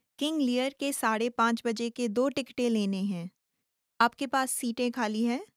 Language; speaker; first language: Hindi; native; Hindi